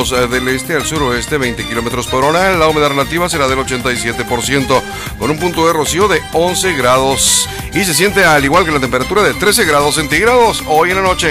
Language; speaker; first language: Spanish; native; Spanish